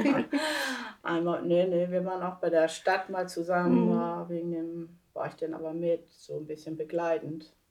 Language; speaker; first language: German; native; German